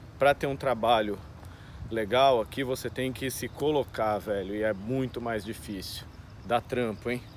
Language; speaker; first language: Portuguese; native; Portuguese